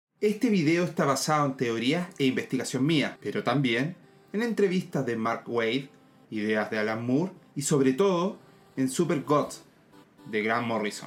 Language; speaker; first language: Spanish; native; Spanish